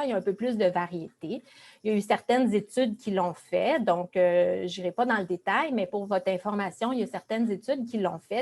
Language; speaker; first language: French; native; French